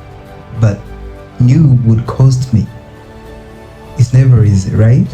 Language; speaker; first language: English; non-native, local second language; Kinyarwanda